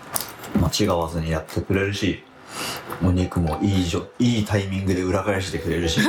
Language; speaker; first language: Japanese; native; Japanese